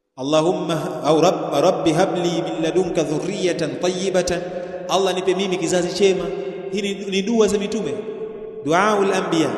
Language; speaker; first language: Swahili; native; Swahili